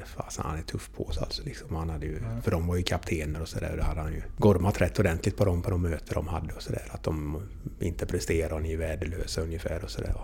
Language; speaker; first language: Swedish; native; Swedish